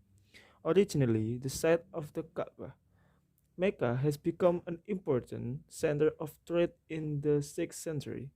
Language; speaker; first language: English; non-native, learner; Indonesian